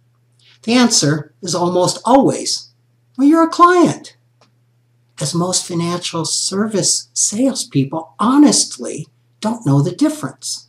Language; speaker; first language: English; native; English